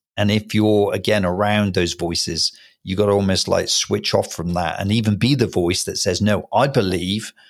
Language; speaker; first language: English; native; English